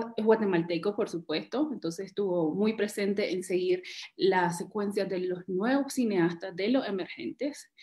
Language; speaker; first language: Spanish; native; Spanish